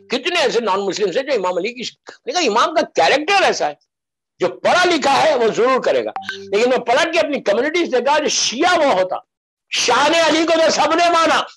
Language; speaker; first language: Urdu; native; Urdu